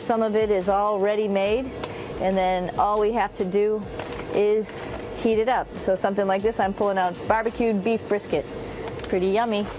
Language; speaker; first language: English; native; English